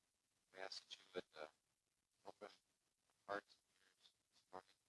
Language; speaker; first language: English; native; English